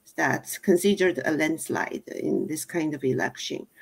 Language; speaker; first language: English; non-native, fluent; Chinese